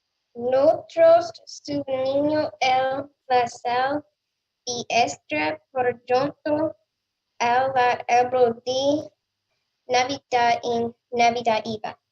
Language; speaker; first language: Spanish; non-native, learner; English